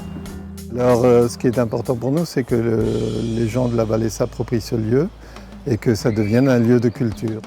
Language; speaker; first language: French; native; French